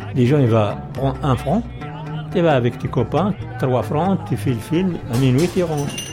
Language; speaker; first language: French; non-native, learner; Arabic